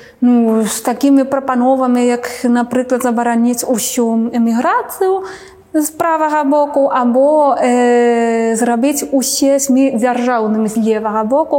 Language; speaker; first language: Belarusian; non-native, fluent; Spanish